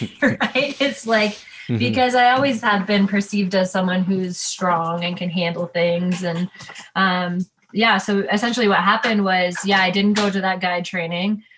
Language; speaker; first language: English; native; English